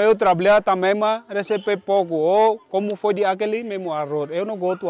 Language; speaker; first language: Portuguese; non-native, learner; Vietnamese